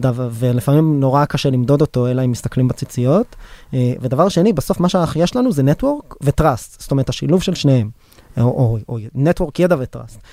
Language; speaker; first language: Hebrew; native; Hebrew